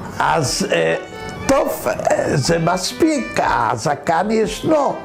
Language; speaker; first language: Hebrew; non-native, fluent; Polish